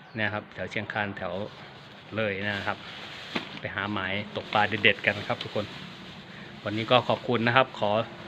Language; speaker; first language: Thai; native; Thai